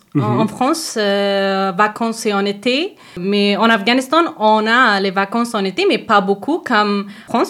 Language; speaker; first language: French; non-native, learner; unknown